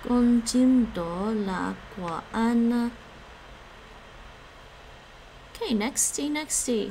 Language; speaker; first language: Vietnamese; non-native, learner; English